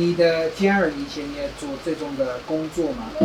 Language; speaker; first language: Chinese; non-native, fluent; English